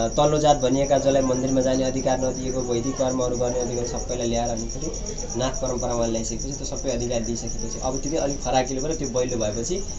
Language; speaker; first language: Nepali; native; Nepali